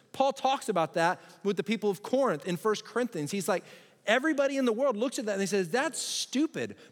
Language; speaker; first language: English; native; English